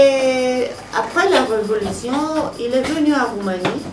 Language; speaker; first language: French; non-native, fluent; Romanian